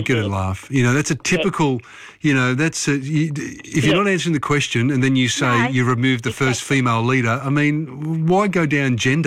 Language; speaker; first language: English; native; English